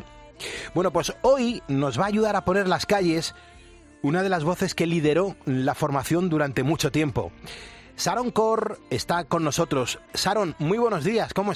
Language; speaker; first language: Spanish; native; Spanish